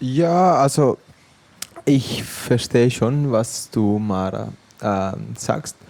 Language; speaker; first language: German; non-native, fluent; Italian